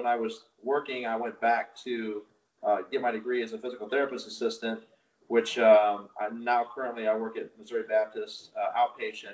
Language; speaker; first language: English; native; English